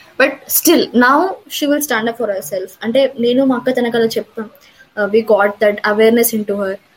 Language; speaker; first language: English; non-native, local second language; Telugu